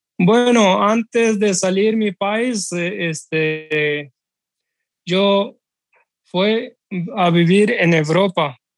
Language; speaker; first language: Spanish; non-native, learner; Urdu